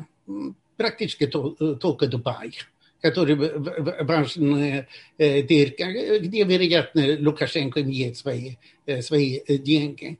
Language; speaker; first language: Russian; non-native, fluent; Swedish